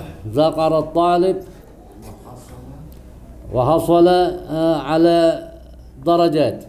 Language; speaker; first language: Arabic; non-native, learner; Indonesian